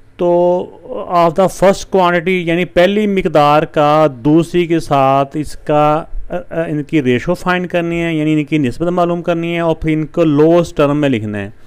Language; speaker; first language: Urdu; non-native, local second language; Punjabi